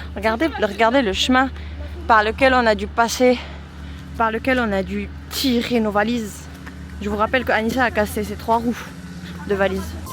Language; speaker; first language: French; early bilingual, other home language; Arabic